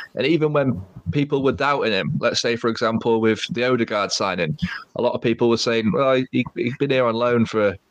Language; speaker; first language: English; native; English